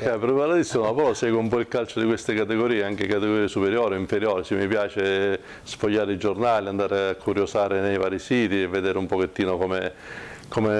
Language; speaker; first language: Italian; native; Italian